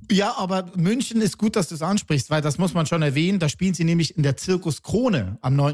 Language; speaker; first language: German; native; German